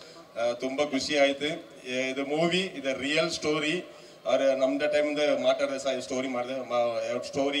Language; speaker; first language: Kannada; non-native, local second language; Tamil